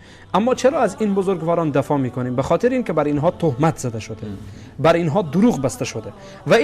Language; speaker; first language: Persian; native; Persian